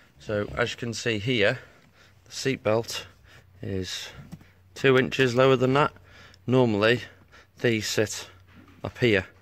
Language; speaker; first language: English; native; English